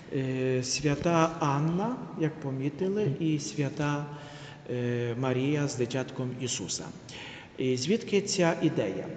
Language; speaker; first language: Ukrainian; native; Ukrainian